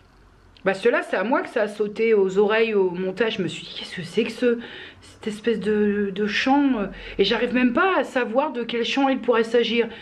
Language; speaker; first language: French; native; French